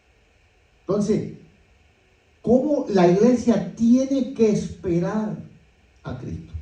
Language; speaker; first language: Spanish; native; Spanish